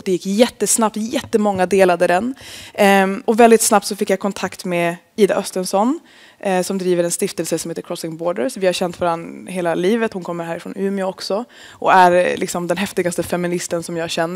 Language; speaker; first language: Swedish; native; Swedish